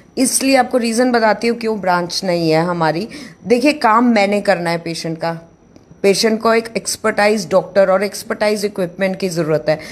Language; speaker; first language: Hindi; non-native, local second language; Punjabi